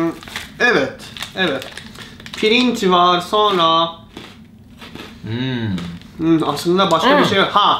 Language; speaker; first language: Turkish; non-native, learner; Japanese